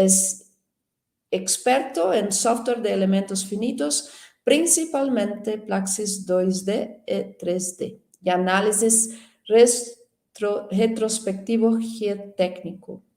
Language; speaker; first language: Spanish; non-native, fluent; Portuguese